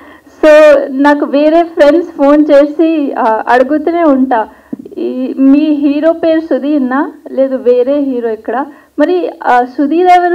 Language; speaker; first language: Telugu; non-native, learner; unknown